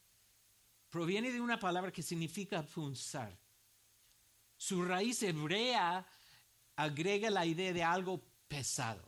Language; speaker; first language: Spanish; non-native, fluent; English